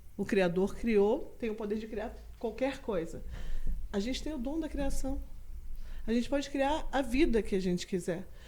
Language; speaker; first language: Portuguese; native; Portuguese